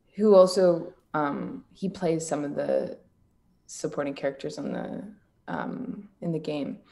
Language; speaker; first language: English; native; English